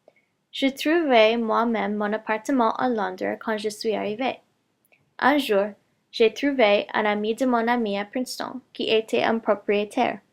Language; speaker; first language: French; non-native, learner; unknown